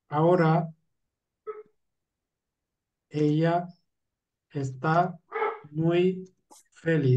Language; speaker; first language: Spanish; non-native, fluent; Urdu